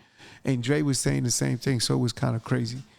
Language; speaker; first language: English; native; English